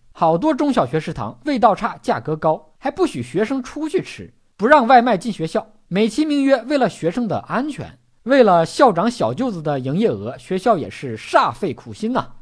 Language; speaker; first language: Chinese; native; Chinese